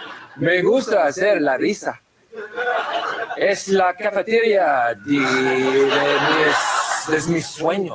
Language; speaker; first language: Spanish; non-native, learner; English